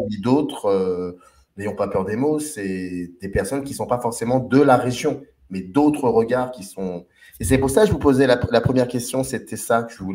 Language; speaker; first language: French; native; French